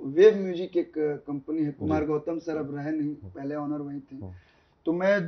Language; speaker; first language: Hindi; native; Hindi